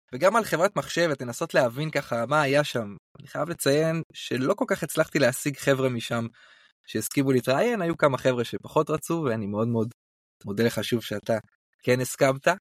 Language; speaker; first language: Hebrew; native; Hebrew